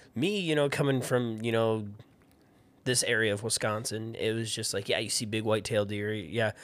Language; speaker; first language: English; native; English